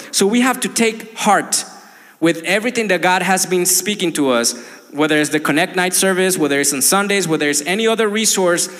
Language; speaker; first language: English; non-native, fluent; Spanish